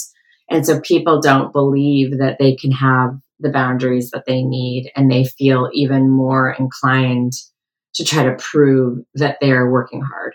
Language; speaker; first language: English; native; English